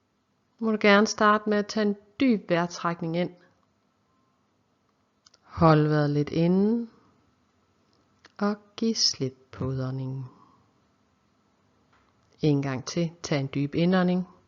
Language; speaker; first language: Danish; native; Danish